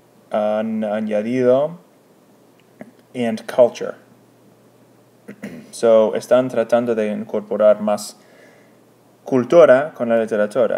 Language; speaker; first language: Spanish; non-native, fluent; English